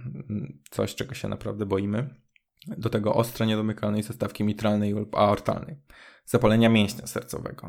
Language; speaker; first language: Polish; native; Polish